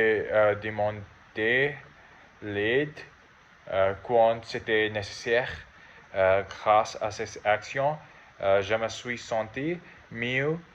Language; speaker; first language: French; non-native, learner; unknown